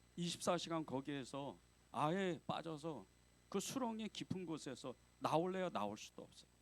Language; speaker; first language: Korean; native; Korean